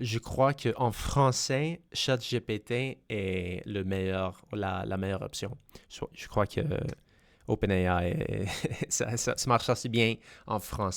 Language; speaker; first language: French; non-native, fluent; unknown